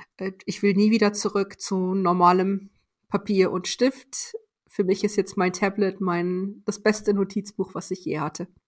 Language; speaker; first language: German; early bilingual, other home language; Persian